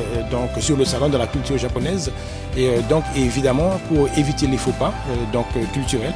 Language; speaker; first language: French; native; French